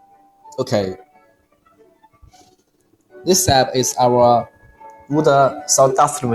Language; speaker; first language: English; non-native, learner; Chinese